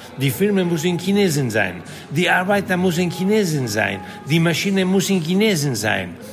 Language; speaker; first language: German; non-native, fluent; Spanish